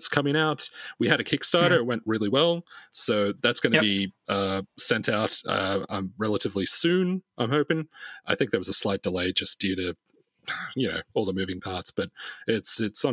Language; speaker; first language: English; native; English